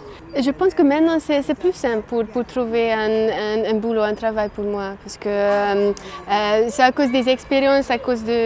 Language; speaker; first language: French; non-native, fluent; Hungarian